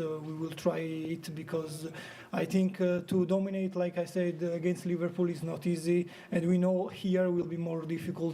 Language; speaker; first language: English; non-native, fluent; Georgian